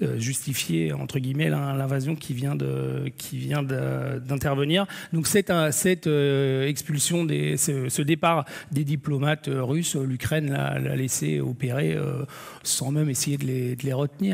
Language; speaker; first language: French; native; French